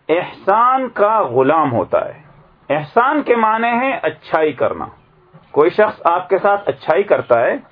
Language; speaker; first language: Urdu; native; Urdu